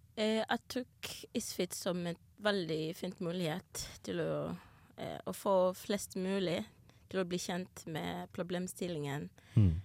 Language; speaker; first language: Norwegian; non-native, fluent; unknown